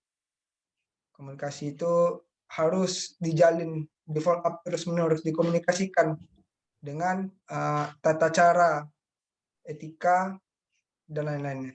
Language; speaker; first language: Indonesian; native; Indonesian